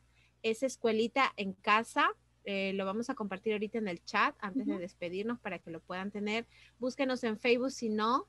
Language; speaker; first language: Spanish; native; Spanish